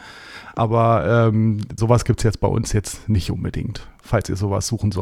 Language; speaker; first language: German; native; German